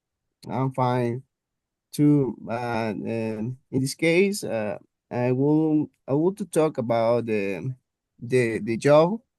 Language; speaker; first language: English; non-native, learner; Spanish